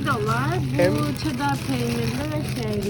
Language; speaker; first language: Turkish; native; Turkish